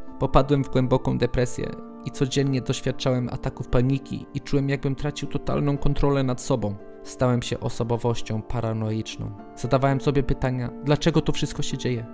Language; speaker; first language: Polish; early bilingual, heritage; English